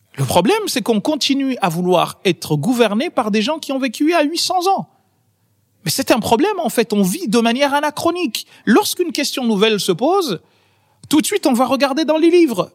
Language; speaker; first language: French; non-native, local second language; Ngazidja Comorian